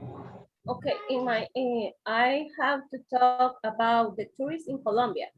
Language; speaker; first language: English; non-native, learner; Spanish